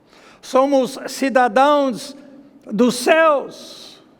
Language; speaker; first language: Portuguese; non-native, fluent; English